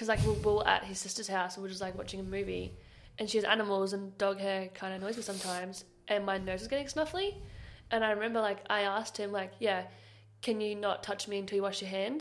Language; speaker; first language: English; native; English